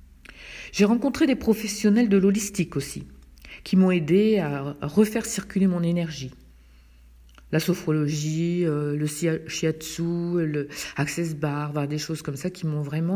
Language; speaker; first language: French; native; French